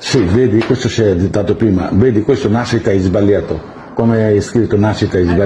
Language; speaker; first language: Italian; non-native, learner; Bangla